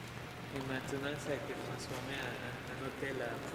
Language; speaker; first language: French; non-native, fluent; Spanish